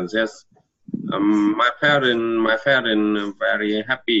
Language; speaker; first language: English; non-native, learner; Vietnamese